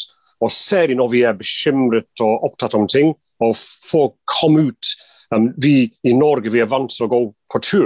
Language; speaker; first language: Norwegian; non-native, fluent; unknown